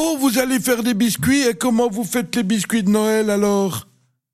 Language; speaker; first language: French; native; French